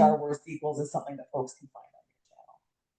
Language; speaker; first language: English; native; English